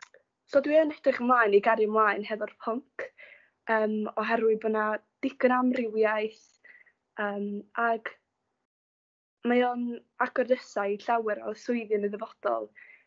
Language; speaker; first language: Welsh; non-native, local second language; English